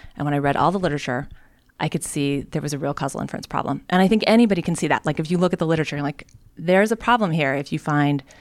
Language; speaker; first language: English; native; English